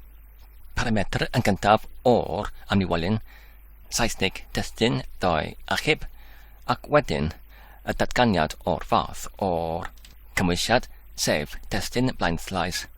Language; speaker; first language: Welsh; non-native, learner; English